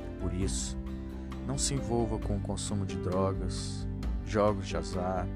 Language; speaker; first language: Portuguese; native; Portuguese